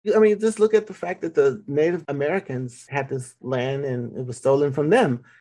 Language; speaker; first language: English; native; English